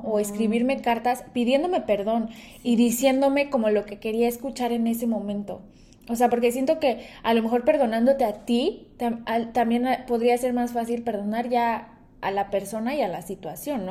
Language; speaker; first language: Spanish; native; Spanish